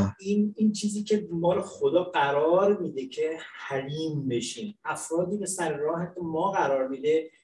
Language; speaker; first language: Persian; native; Persian